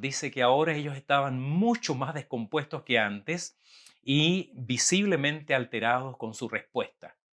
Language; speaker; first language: Spanish; native; Spanish